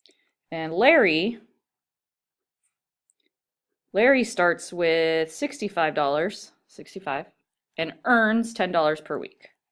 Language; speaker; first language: English; native; English